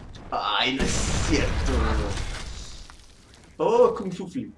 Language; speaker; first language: Spanish; native; Spanish